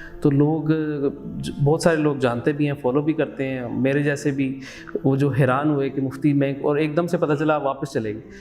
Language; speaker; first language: Urdu; native; Urdu